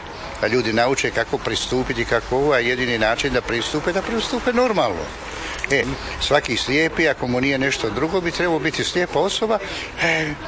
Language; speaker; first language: Serbian; native; Serbian